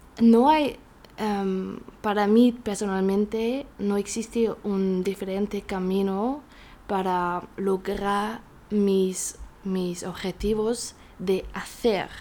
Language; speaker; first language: Spanish; non-native, learner; German